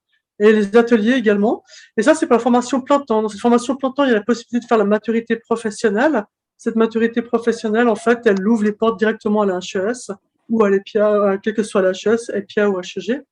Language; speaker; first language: French; native; French